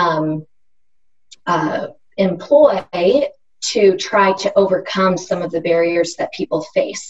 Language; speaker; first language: English; native; English